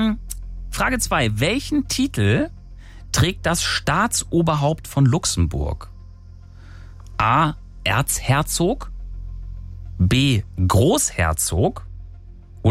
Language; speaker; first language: German; native; German